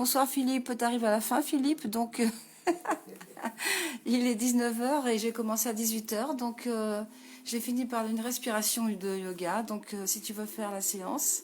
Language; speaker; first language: French; native; French